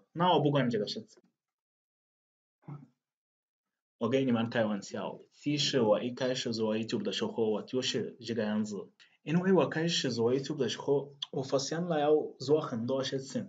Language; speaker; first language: Chinese; non-native, fluent; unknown